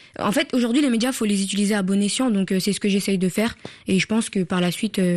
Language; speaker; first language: French; early bilingual, other home language; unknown